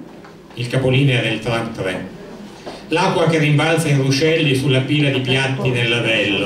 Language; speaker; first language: Italian; native; Italian